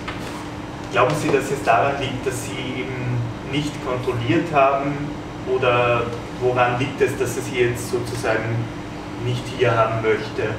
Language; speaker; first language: German; native; German